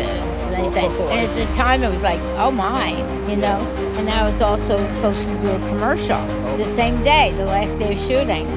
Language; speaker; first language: English; native; English